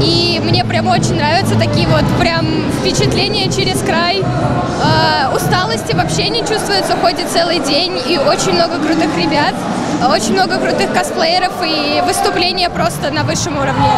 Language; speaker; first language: Russian; native; Russian